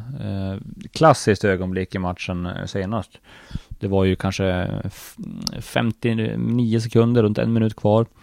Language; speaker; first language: Swedish; native; Swedish